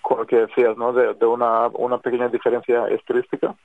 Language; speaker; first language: Spanish; non-native, fluent; Serbian